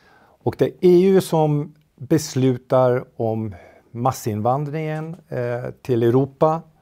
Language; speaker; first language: Swedish; native; Swedish